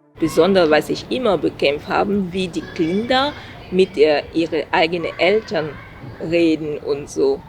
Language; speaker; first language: German; non-native, fluent; French